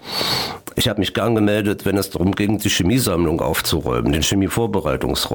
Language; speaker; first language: German; native; German